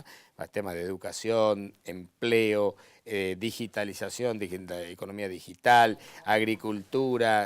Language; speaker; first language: Spanish; native; Spanish